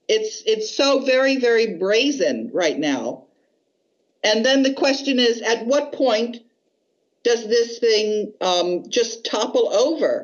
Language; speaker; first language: English; native; English